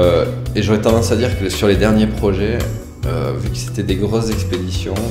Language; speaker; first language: French; native; French